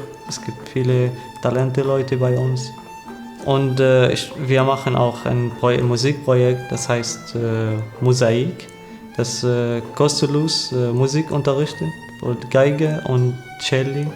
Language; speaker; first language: German; non-native, learner; Arabic